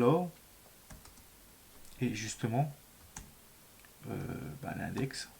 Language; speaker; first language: French; native; French